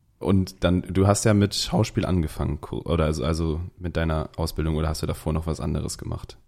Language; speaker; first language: German; native; German